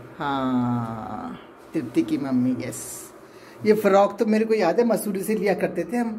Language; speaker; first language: Hindi; native; Hindi